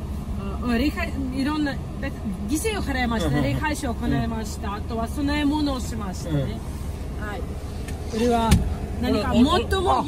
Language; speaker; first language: Japanese; non-native, learner; Russian